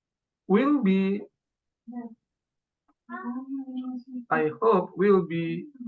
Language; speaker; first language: English; non-native, learner; Indonesian